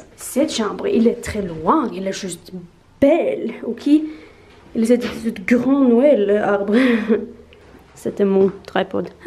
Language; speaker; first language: French; non-native, learner; Norwegian